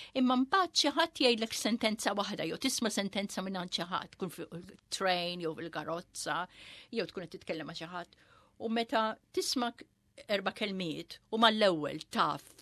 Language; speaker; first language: Maltese; early bilingual, heritage; Maltese